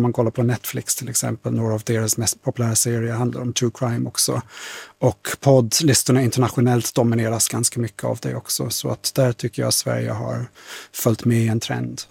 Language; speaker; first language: Swedish; non-native, fluent; English